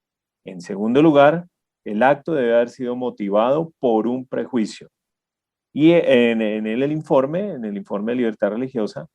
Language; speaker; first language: Spanish; native; Spanish